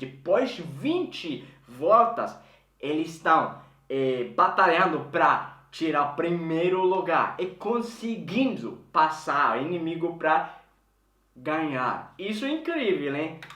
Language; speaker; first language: Portuguese; non-native, fluent; Swedish